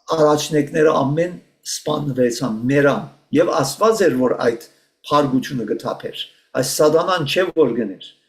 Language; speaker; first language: Armenian; early bilingual, heritage; Armenian